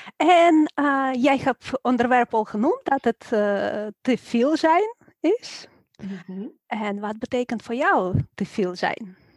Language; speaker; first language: Dutch; non-native, fluent; Ukrainian